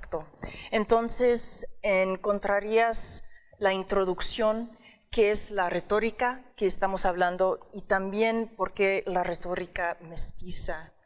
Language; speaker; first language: Spanish; early bilingual, heritage; English